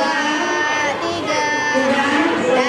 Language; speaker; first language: Indonesian; native; Indonesian